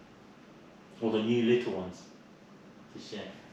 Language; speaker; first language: English; native; English